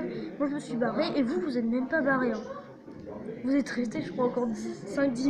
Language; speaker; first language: French; native; French